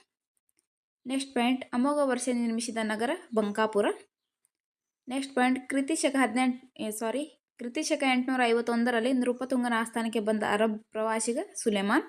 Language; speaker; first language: Kannada; native; Kannada